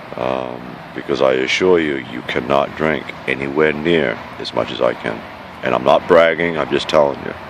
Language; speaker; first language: English; native; English